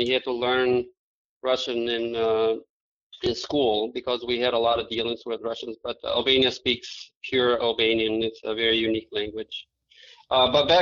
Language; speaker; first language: English; non-native, fluent; Albanian